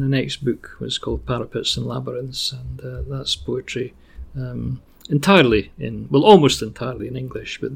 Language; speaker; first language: English; native; English